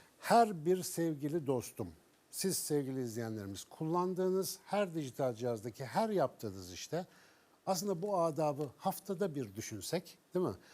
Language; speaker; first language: Turkish; native; Turkish